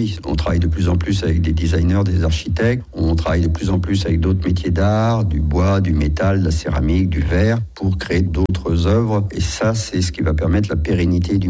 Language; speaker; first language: French; native; French